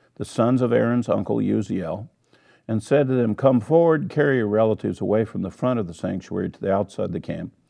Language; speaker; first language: English; native; English